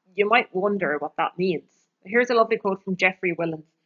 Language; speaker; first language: English; native; English